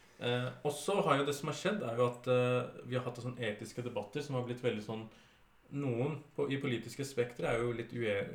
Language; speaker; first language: Norwegian; early bilingual, other home language; Urdu